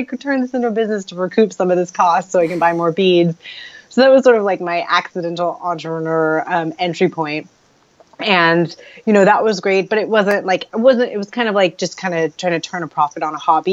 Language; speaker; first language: English; native; English